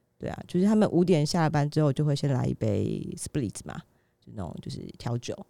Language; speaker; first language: Chinese; native; Chinese